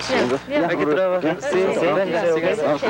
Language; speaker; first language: Spanish; non-native, learner; Korean